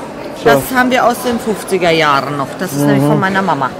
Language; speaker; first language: German; native; German